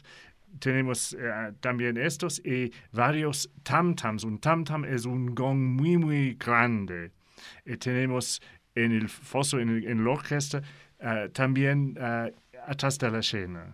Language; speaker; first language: Spanish; non-native, learner; English